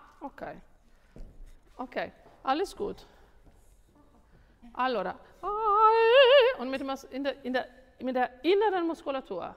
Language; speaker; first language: German; non-native, fluent; Italian